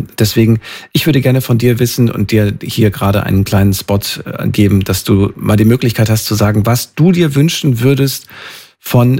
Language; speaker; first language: German; native; German